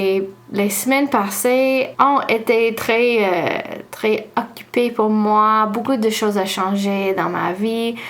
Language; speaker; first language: French; non-native, learner; English